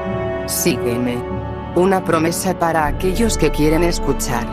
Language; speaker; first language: Spanish; native; Spanish